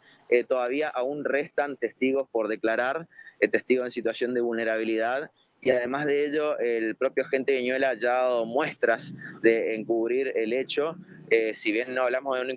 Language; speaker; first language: Spanish; native; Spanish